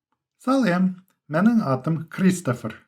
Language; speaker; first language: Kazakh; non-native, learner; English